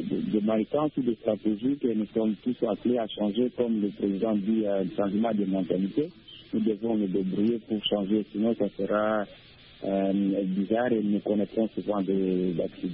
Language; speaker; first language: French; non-native, local second language; Luba-Lulua